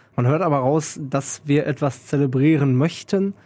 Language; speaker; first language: German; native; German